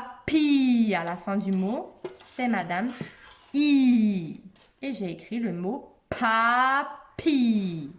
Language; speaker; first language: French; native; French